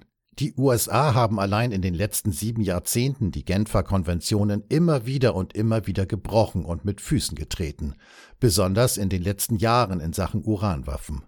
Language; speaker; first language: German; native; German